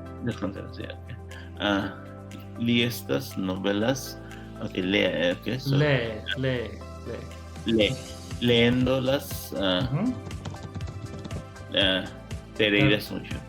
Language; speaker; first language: Spanish; non-native, learner; English